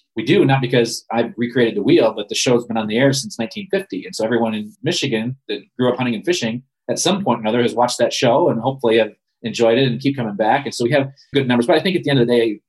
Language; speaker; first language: English; native; English